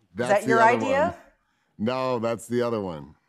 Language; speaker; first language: English; native; English